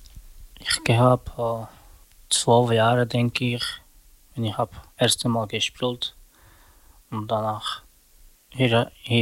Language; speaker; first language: German; non-native, learner; Slovak